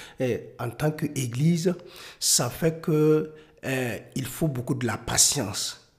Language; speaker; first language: French; non-native, local second language; Mossi